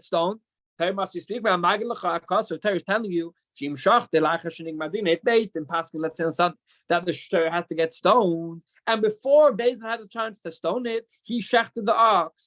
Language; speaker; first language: English; non-native, fluent; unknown